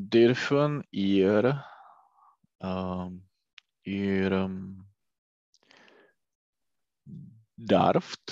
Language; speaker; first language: German; non-native, learner; Czech